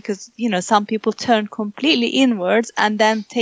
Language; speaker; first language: English; non-native, fluent; Turkish